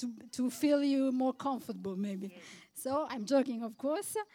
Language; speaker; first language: English; non-native, fluent; Italian